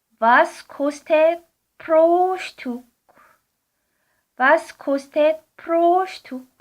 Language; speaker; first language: German; non-native, learner; Korean